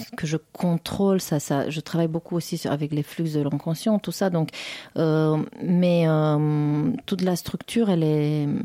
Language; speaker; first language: French; non-native, fluent; Romanian